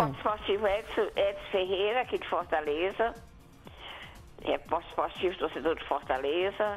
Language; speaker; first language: Portuguese; native; Portuguese